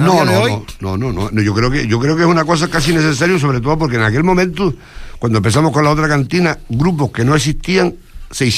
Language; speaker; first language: Spanish; native; Spanish